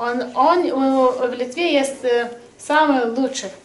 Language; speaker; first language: Russian; non-native, local second language; Lithuanian